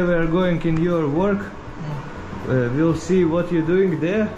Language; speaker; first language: English; non-native, learner; Russian